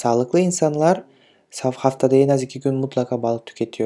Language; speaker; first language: Turkish; non-native, fluent; Kyrgyz